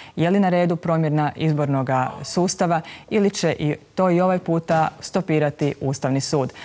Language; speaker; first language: Croatian; native; Croatian